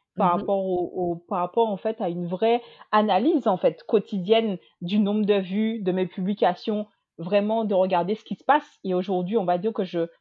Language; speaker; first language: French; native; French